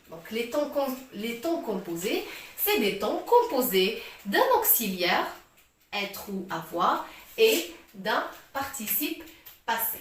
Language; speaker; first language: French; non-native, local second language; Arabic